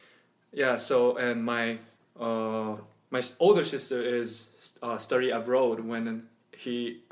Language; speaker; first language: English; non-native, learner; Japanese